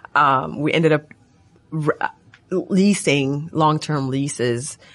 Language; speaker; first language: English; non-native, fluent; Arabic